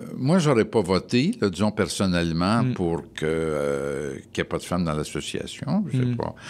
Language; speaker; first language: French; native; French